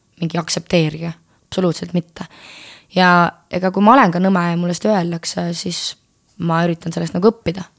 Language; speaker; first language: Estonian; native; Estonian